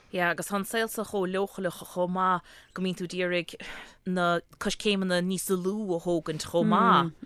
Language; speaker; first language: Irish; native; Irish